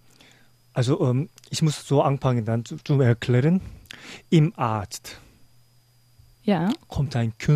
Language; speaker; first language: German; non-native, learner; Korean